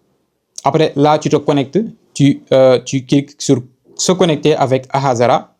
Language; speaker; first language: French; non-native, local second language; Wolof